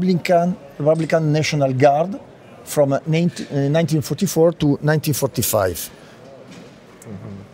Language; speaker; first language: English; non-native, learner; Italian